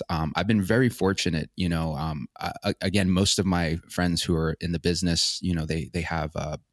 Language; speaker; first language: English; native; English